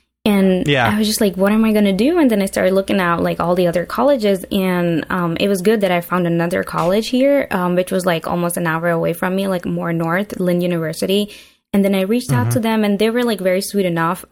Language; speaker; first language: English; non-native, local second language; Urdu